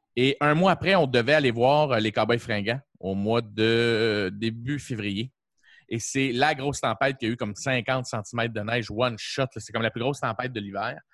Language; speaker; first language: French; native; French